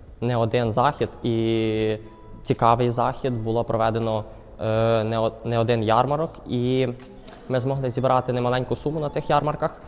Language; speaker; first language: Ukrainian; native; Ukrainian